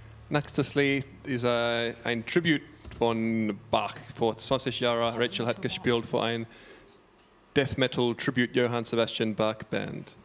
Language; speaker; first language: German; non-native, learner; English